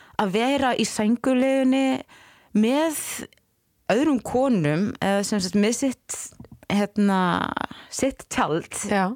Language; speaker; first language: Icelandic; non-native, fluent; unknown